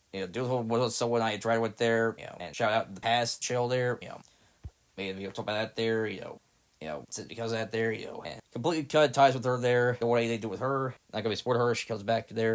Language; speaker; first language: English; native; English